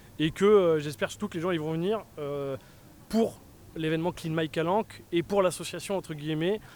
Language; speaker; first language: French; native; French